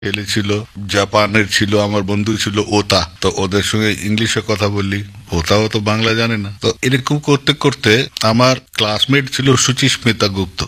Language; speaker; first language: Bangla; non-native, fluent; Hindi